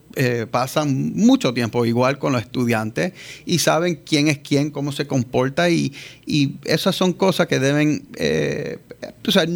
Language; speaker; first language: Spanish; early bilingual, heritage; Spanish